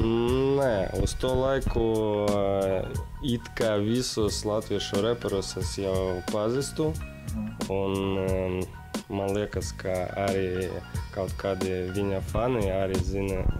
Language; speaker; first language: Latvian; non-native, local second language; Russian